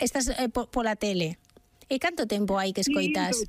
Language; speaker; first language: Galician; native; Galician